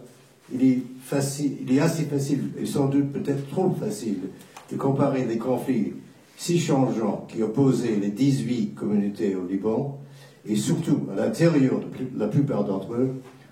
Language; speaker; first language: French; non-native, fluent; English